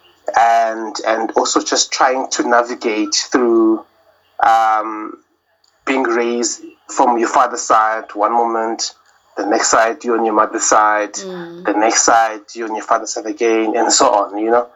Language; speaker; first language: English; non-native, local second language; Zulu